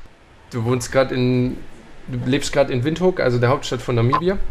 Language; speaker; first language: German; native; German